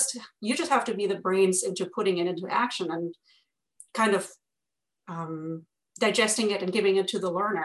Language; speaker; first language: English; non-native, fluent; German